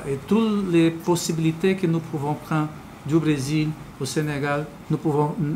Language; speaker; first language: French; non-native, learner; Portuguese